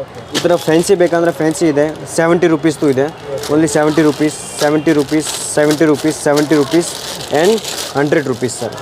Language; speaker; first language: Kannada; non-native, local second language; Hindi